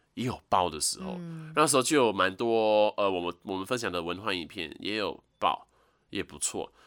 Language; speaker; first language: Chinese; native; Chinese